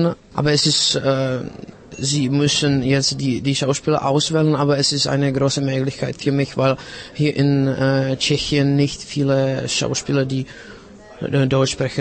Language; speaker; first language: German; non-native, fluent; Czech